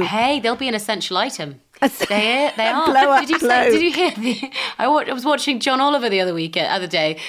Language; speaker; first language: English; native; English